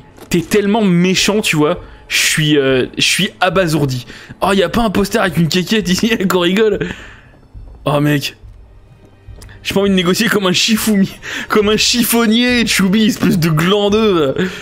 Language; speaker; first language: French; native; French